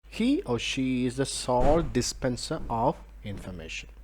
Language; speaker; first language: English; non-native, local second language; Malayalam